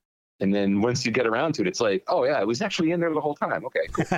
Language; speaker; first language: English; native; English